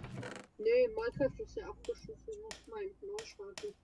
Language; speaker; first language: German; native; German